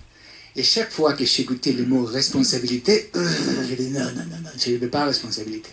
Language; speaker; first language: French; non-native, fluent; Spanish